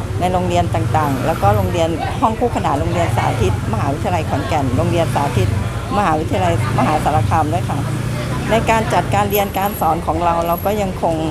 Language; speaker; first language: Thai; native; Thai